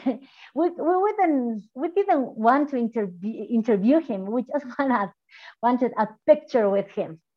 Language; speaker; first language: English; non-native, fluent; Spanish